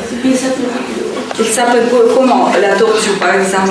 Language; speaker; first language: French; non-native, fluent; Russian